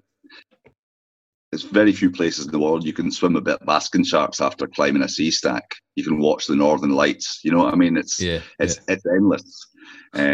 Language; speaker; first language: English; native; English